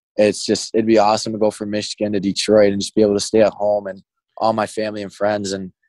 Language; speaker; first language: English; native; English